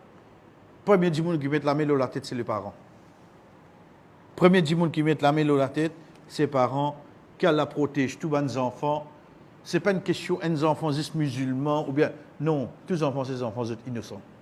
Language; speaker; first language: French; non-native, local second language; Morisyen